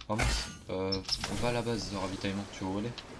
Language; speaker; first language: French; native; French